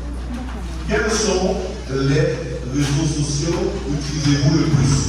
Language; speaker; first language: French; non-native, local second language; Haitian Creole